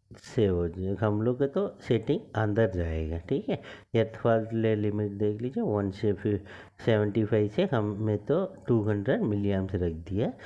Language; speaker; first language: Hindi; non-native, local second language; Tamil